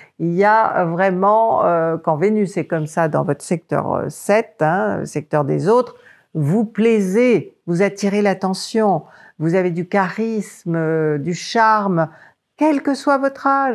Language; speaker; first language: French; native; French